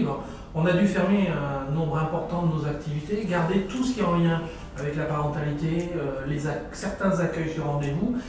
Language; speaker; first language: French; native; French